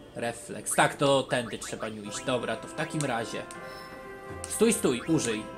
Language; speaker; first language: Polish; native; Polish